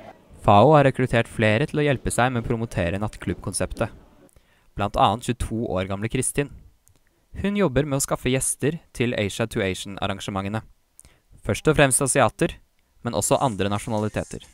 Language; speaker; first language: Norwegian; native; Norwegian